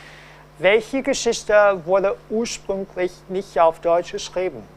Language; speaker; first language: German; non-native, fluent; Cantonese